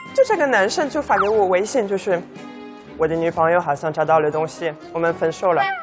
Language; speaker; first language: Chinese; non-native, fluent; French